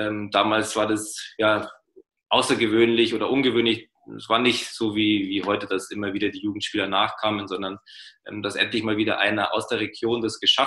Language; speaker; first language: German; native; German